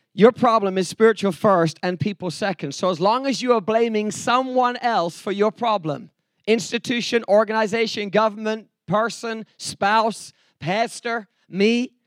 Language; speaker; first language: English; native; English